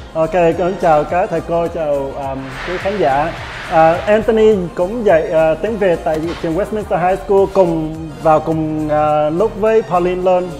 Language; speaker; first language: Vietnamese; early bilingual, heritage; Vietnamese